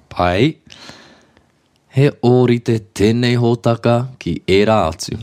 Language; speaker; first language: Māori; non-native, local second language; English